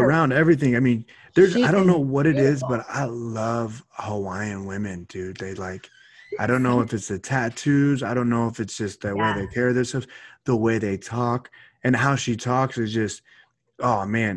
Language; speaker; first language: English; native; English